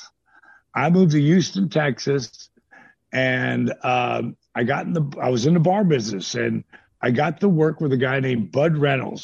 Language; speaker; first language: English; native; English